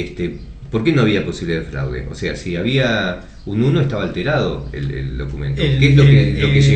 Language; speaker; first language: Spanish; native; Spanish